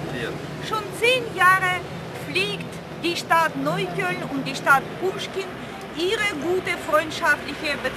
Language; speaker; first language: German; non-native, fluent; Russian